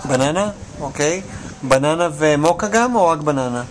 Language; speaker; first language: Hebrew; native; Hebrew